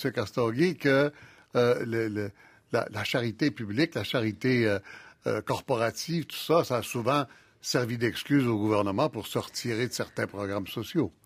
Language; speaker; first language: French; native; French